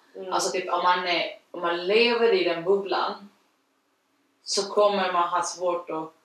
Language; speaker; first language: Swedish; non-native, fluent; Spanish